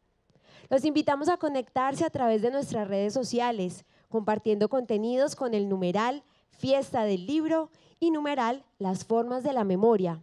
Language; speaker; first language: Spanish; native; Spanish